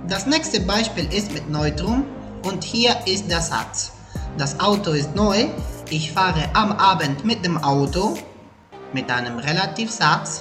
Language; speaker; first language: German; non-native, fluent; Spanish